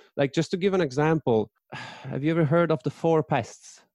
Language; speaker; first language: English; non-native, fluent; Italian